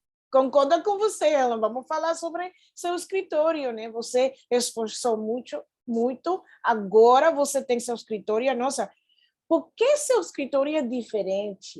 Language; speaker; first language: Portuguese; non-native, fluent; Spanish